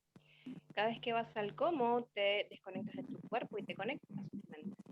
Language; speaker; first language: Spanish; native; Spanish